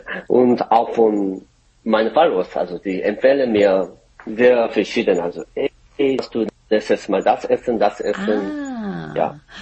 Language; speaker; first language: German; non-native, fluent; Korean